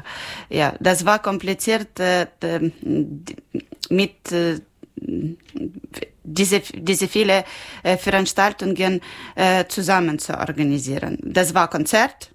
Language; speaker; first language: German; non-native, learner; Ukrainian